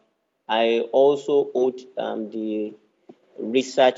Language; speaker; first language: English; non-native, local second language; Yoruba